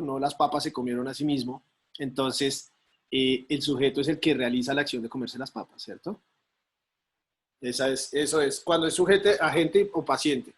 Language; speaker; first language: Spanish; native; Spanish